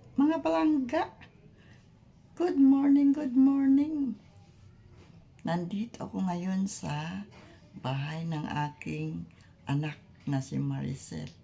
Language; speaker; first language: Filipino; non-native, local second language; Masbatenyo